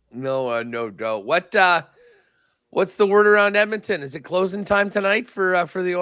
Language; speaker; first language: English; native; English